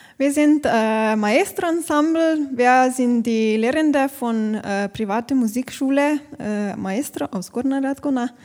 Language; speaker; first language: German; non-native, learner; Slovenian